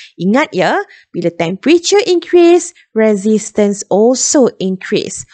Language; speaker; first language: English; non-native, local second language; Malay